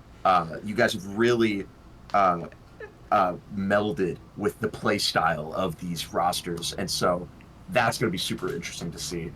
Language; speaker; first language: English; native; English